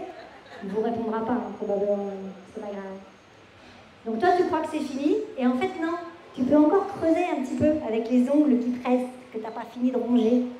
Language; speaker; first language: French; native; French